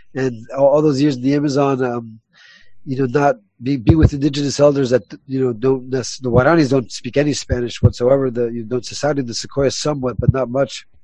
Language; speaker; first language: English; early bilingual, other home language; Spanish